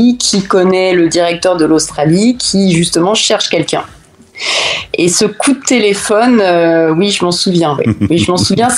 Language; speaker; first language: French; native; French